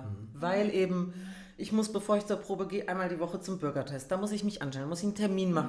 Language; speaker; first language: German; native; German